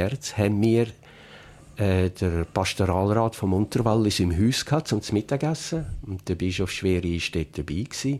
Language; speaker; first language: German; native; German